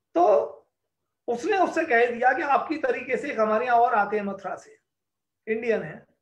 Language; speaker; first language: Hindi; native; Hindi